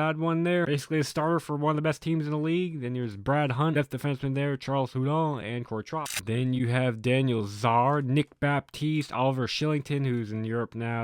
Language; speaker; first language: English; native; English